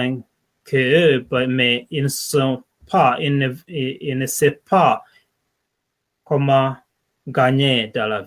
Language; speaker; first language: French; non-native, learner; English